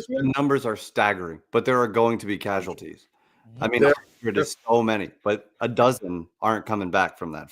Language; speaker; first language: English; native; English